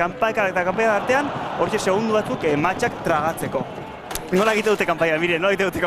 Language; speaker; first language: Basque; native; Basque